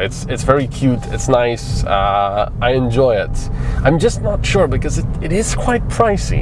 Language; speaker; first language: English; non-native, fluent; Slovenian